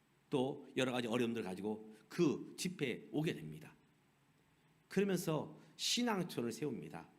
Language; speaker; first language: Korean; native; Korean